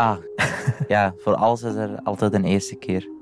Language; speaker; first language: Dutch; non-native, fluent; Arabic